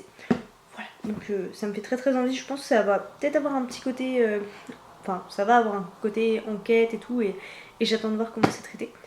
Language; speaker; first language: French; native; French